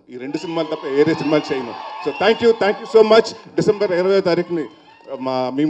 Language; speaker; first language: Telugu; native; Telugu